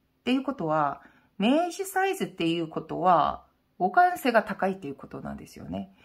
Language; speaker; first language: Japanese; non-native, fluent; Korean